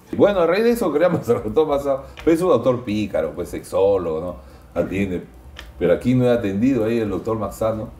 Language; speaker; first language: Spanish; native; Spanish